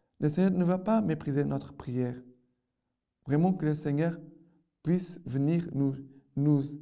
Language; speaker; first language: French; non-native, fluent; Portuguese